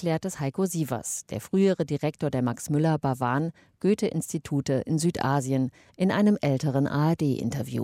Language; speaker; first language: German; native; German